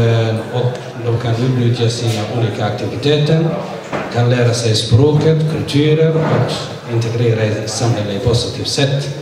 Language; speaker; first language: Swedish; non-native, fluent; Somali